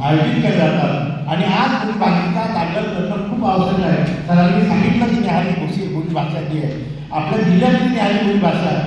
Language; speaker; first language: Marathi; non-native, local second language; Bhili